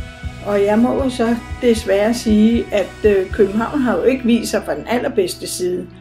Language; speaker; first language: Danish; native; Danish